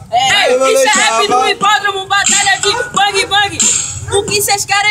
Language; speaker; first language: Portuguese; native; Portuguese